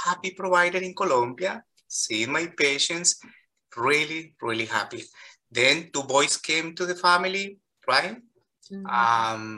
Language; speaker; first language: English; non-native, fluent; Spanish